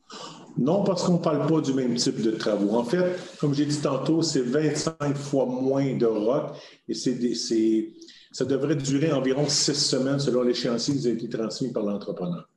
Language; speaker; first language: French; native; French